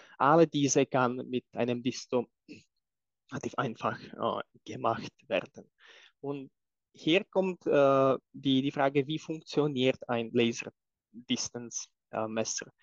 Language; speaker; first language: German; non-native, fluent; Czech